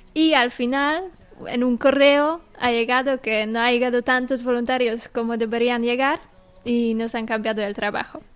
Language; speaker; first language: Spanish; non-native, learner; Polish